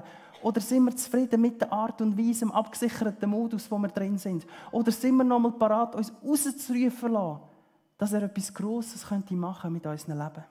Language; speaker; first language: German; early bilingual, heritage; German